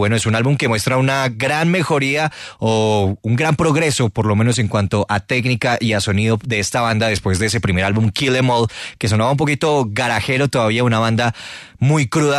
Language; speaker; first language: Spanish; native; Spanish